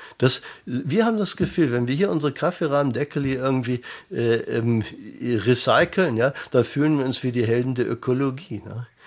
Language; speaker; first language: German; native; German